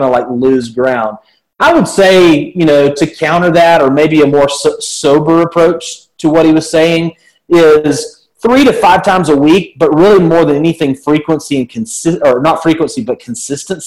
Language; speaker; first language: English; native; English